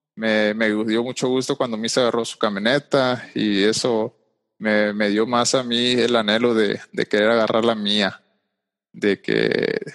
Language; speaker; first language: Spanish; native; Spanish